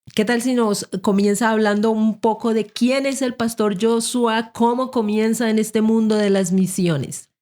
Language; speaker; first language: Spanish; native; Spanish